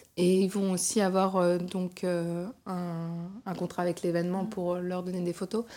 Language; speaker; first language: French; native; French